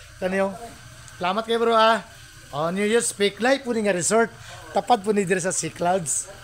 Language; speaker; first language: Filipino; non-native, local second language; Hiligaynon